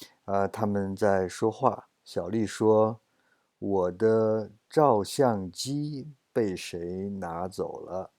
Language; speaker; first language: Chinese; non-native, fluent; English